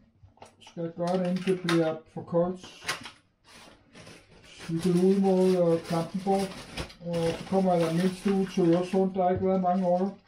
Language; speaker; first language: Danish; native; Danish